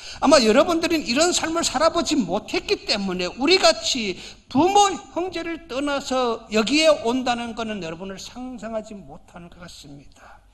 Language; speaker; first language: Korean; native; Korean